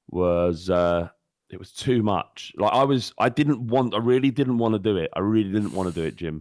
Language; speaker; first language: English; native; English